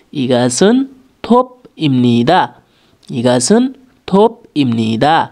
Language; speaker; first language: Korean; non-native, learner; Nepali